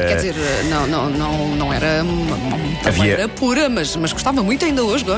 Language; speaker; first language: Portuguese; native; Portuguese